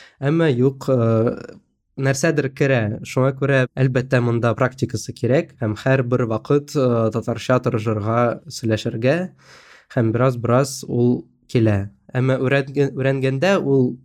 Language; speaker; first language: Tatar; non-native, local second language; Russian